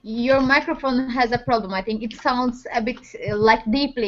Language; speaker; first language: English; non-native, learner; Turkish